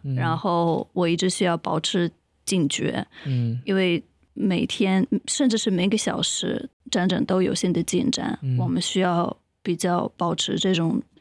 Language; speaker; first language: Chinese; non-native, fluent; Ukrainian